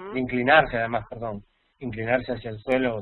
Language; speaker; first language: Spanish; native; Spanish